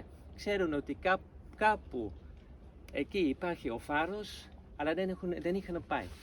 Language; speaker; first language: Greek; non-native, fluent; Dutch